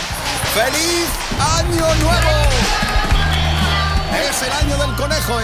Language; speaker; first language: Spanish; native; Spanish